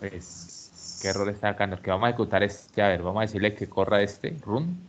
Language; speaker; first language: Spanish; native; Spanish